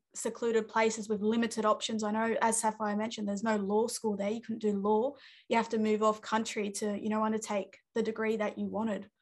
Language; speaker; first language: English; native; English